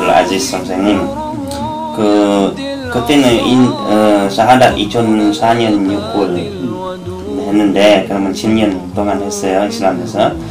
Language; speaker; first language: Korean; non-native, learner; Indonesian